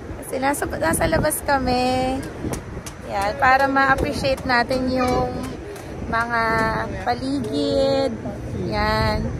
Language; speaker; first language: Filipino; native; Filipino